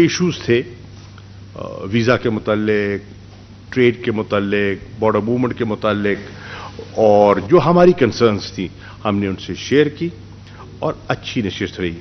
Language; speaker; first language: Urdu; non-native, local second language; Saraiki